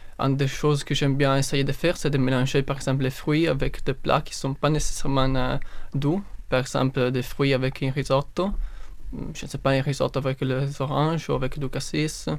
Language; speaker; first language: French; non-native, learner; Italian